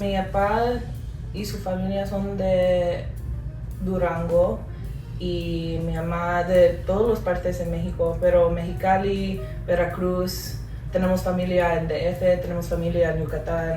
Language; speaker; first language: Spanish; early bilingual, heritage; English